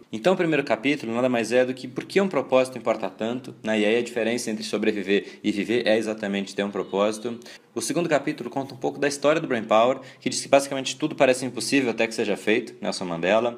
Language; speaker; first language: Portuguese; native; Portuguese